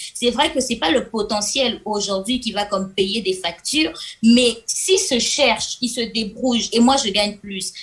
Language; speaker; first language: French; non-native, local second language; Lingala